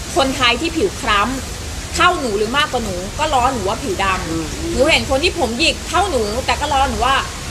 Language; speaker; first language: Thai; native; Thai